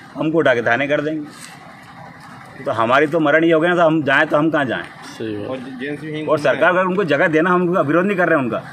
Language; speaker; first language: Hindi; native; Hindi